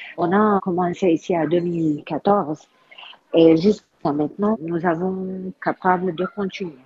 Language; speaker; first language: French; non-native, learner; Arabic